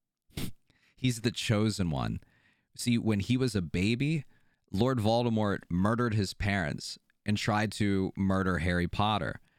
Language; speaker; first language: English; native; English